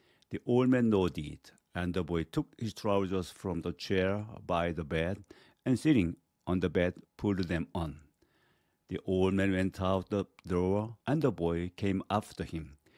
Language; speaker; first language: English; non-native, fluent; Korean